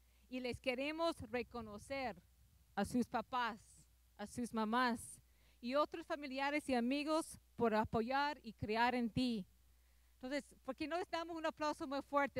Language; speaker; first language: Spanish; non-native, fluent; English